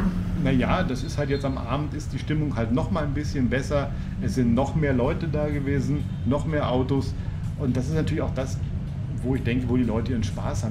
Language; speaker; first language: German; native; German